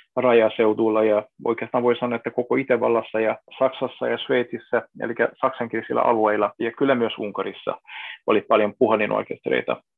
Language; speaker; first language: Finnish; non-native, fluent; Hungarian